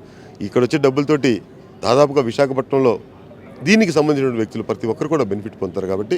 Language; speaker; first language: Telugu; native; Telugu